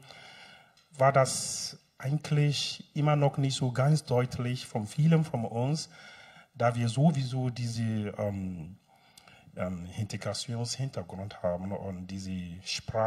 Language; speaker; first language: German; non-native, fluent; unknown